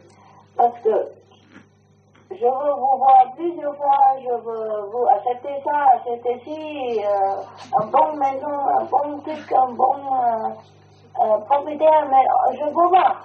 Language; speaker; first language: French; non-native, learner; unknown